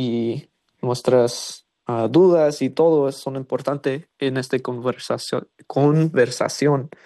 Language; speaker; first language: Spanish; non-native, learner; English